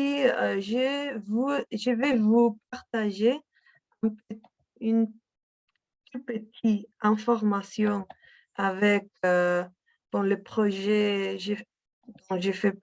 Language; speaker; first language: French; non-native, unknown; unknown